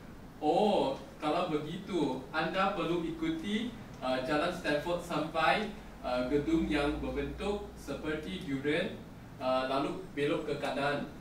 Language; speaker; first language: Indonesian; non-native, learner; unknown